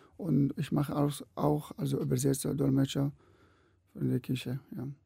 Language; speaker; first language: German; non-native, learner; Arabic